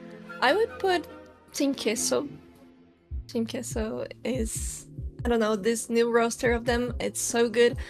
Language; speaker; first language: English; non-native, fluent; Portuguese